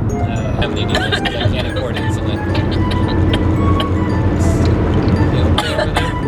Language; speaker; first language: English; native; English